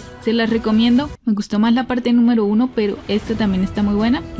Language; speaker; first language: Spanish; native; Spanish